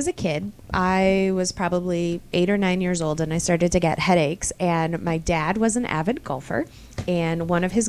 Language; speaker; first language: English; native; English